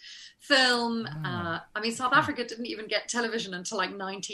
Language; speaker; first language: English; native; English